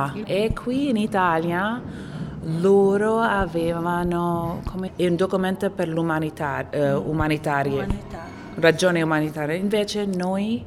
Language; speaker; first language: Italian; non-native, fluent; Arabic